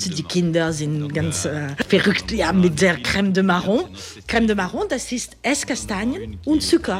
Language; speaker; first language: German; non-native, learner; French